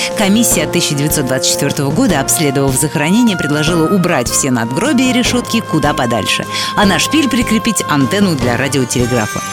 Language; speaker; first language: Russian; native; Russian